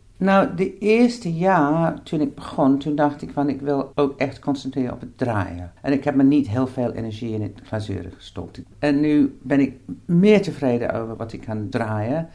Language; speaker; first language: Dutch; non-native, fluent; English